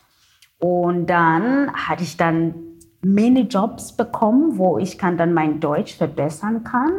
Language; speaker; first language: German; non-native, learner; Xhosa